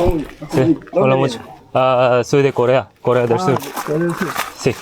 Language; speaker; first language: Spanish; non-native, learner; Korean